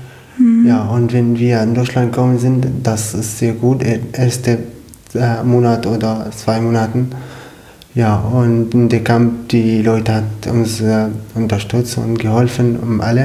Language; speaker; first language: German; non-native, learner; Arabic